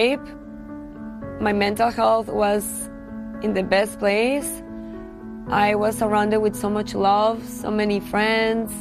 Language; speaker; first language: English; non-native, fluent; Spanish